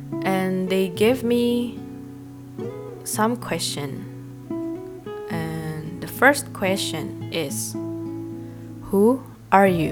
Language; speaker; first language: English; non-native, fluent; Indonesian